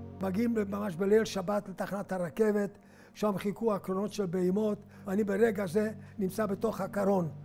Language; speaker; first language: Hebrew; non-native, fluent; Hungarian